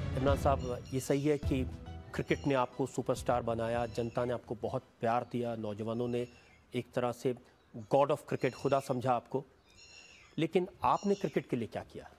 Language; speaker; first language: Hindi; native; Hindi